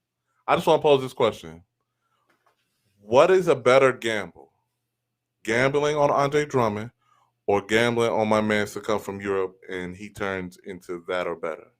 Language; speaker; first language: English; native; English